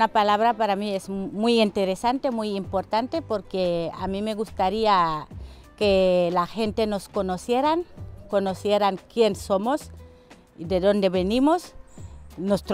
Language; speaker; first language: Spanish; non-native, fluent; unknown